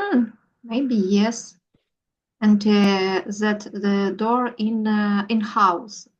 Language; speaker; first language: English; non-native, learner; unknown